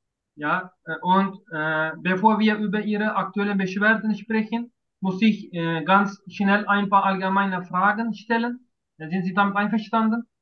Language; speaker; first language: German; non-native, learner; Turkish